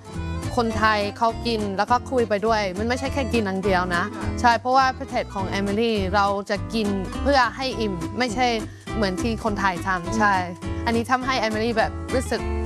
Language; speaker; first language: Thai; non-native, fluent; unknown